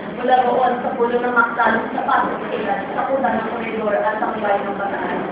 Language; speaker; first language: Filipino; non-native, local second language; Hiligaynon